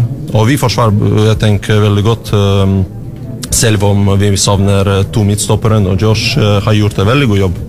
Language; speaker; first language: Norwegian; non-native, learner; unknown